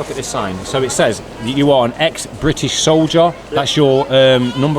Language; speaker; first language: English; native; English